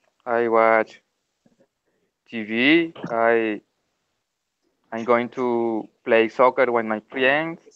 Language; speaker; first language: English; non-native, learner; Spanish